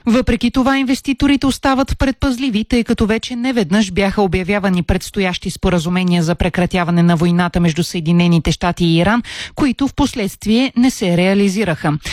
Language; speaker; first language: Bulgarian; native; Bulgarian